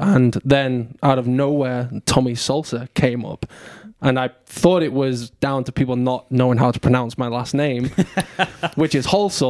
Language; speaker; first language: English; native; English